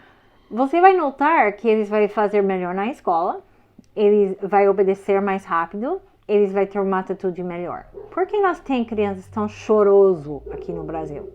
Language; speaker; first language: Portuguese; non-native, fluent; English